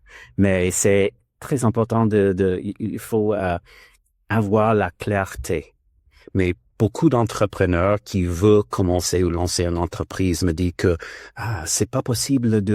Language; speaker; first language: French; non-native, learner; English